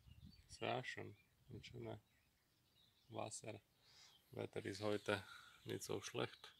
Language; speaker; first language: German; non-native, learner; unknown